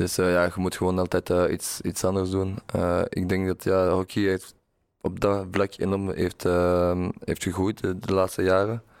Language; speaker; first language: Dutch; non-native, local second language; French